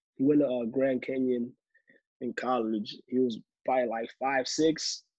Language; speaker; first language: English; native; English